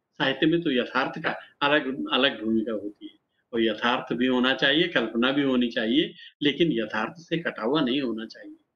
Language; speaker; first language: Hindi; native; Hindi